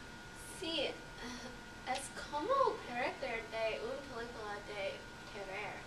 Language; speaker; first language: Spanish; non-native, learner; English